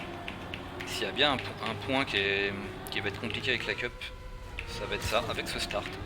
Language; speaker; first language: French; native; French